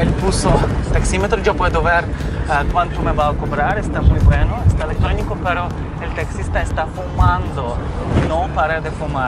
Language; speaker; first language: Spanish; non-native, fluent; Ukrainian